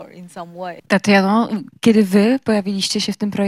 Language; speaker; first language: Polish; native; Polish